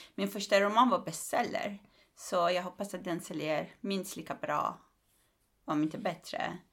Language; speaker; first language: Swedish; non-native, fluent; Persian